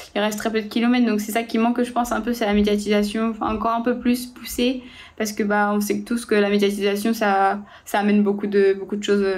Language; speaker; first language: French; native; French